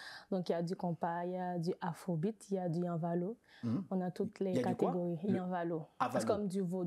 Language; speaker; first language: French; non-native, local second language; Haitian Creole